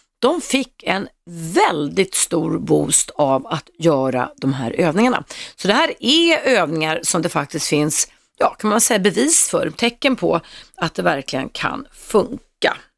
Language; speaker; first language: Swedish; native; Swedish